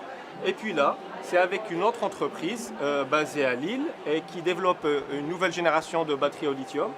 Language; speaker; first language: French; native; French